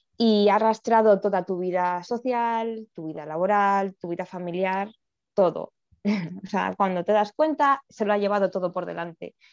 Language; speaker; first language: Spanish; native; Spanish